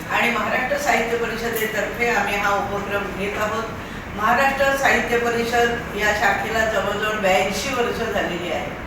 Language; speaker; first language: Marathi; native; Marathi